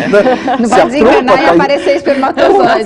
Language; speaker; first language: Portuguese; native; Portuguese